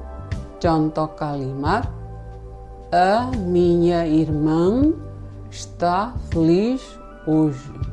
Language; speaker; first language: Portuguese; non-native, fluent; Indonesian